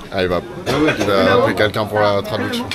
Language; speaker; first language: French; native; French